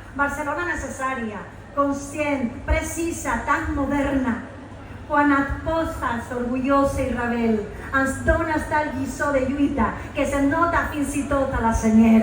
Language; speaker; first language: Catalan; non-native, local second language; Spanish